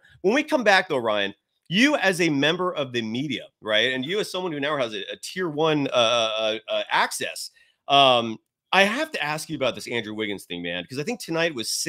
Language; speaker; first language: English; native; English